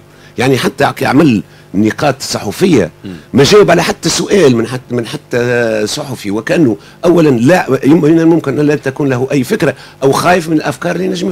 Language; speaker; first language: Arabic; native; Arabic